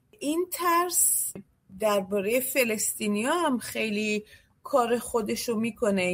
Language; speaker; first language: Persian; early bilingual, heritage; Persian